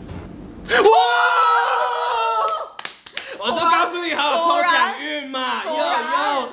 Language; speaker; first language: Chinese; non-native, local second language; Cantonese